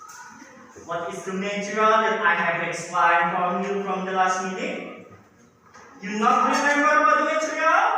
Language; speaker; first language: English; non-native, learner; Indonesian